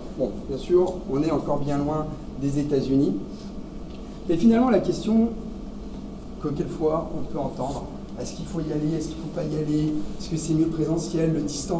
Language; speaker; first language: French; native; French